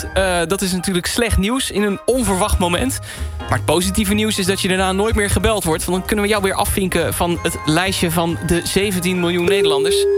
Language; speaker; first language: Dutch; native; Dutch